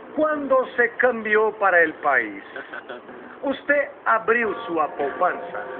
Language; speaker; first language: Spanish; non-native, learner; Portuguese